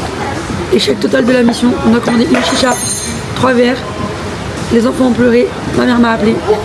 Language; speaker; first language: French; native; French